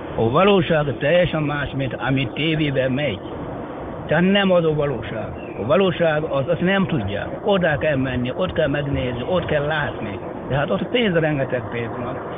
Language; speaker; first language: Hungarian; non-native, fluent; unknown